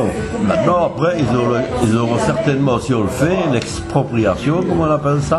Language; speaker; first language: French; native; French